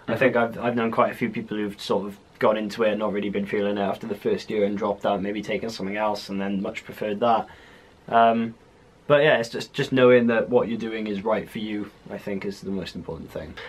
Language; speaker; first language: English; native; English